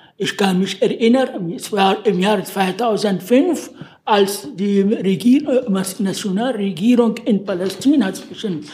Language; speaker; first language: German; non-native, learner; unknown